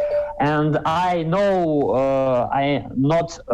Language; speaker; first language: English; non-native, learner; Russian